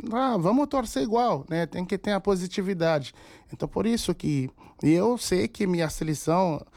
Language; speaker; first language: Portuguese; non-native, fluent; Haitian Creole